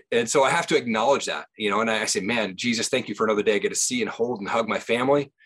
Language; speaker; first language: English; native; English